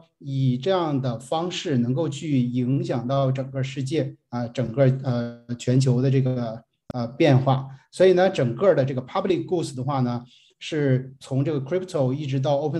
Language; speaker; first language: Chinese; native; Chinese